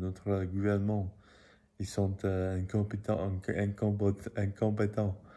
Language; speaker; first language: French; non-native, learner; English